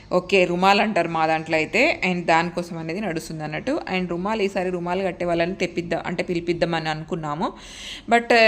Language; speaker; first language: Telugu; non-native, local second language; Lambadi